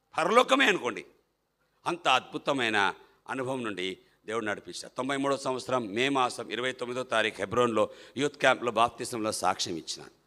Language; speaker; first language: Telugu; non-native, fluent; Malayalam